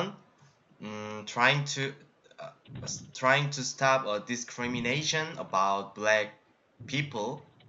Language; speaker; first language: English; non-native, learner; Korean